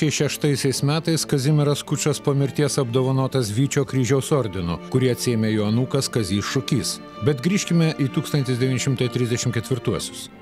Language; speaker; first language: Lithuanian; native; Lithuanian